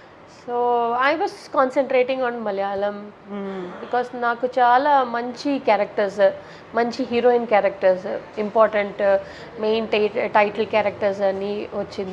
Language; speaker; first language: Telugu; non-native, local second language; Tamil